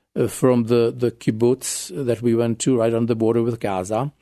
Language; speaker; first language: English; non-native, fluent; Czech